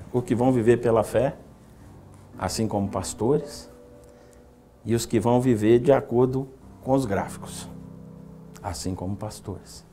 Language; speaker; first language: Portuguese; native; Portuguese